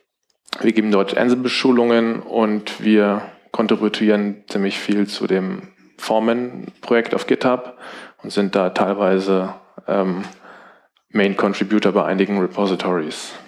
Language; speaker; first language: German; native; German